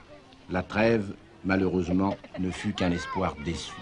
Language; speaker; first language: French; native; French